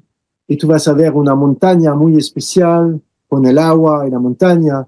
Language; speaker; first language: Spanish; non-native, fluent; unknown